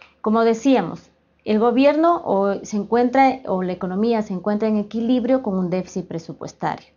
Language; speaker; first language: Spanish; native; Spanish